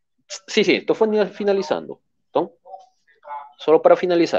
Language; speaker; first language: Portuguese; non-native, fluent; Spanish